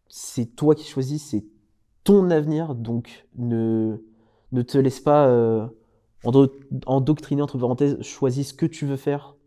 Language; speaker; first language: French; native; French